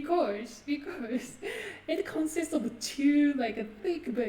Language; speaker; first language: English; non-native, fluent; Japanese